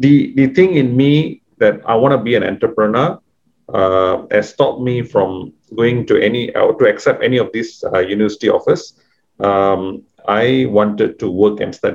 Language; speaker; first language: English; non-native, local second language; Tamil